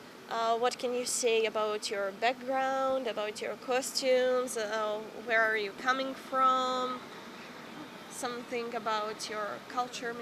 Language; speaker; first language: English; non-native, fluent; Serbian